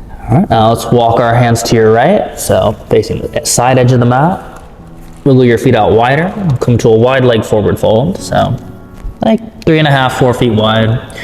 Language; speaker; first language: English; native; English